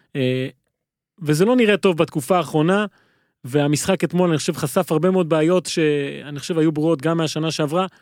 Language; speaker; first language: Hebrew; native; Hebrew